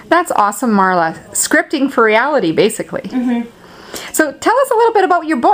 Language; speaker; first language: English; native; English